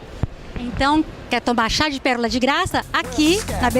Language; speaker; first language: Portuguese; native; Portuguese